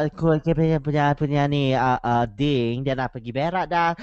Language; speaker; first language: Malay; non-native, learner; Chinese